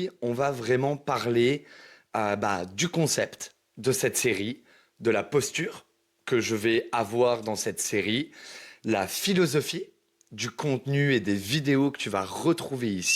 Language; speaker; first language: French; native; French